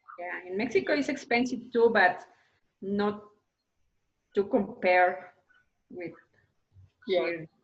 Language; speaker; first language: English; non-native, learner; Spanish